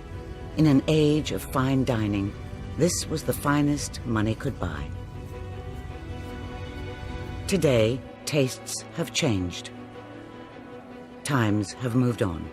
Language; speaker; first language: English; native; English